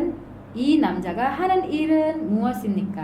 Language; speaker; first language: Korean; non-native, fluent; Indonesian